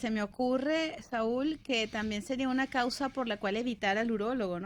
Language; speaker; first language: Spanish; native; Spanish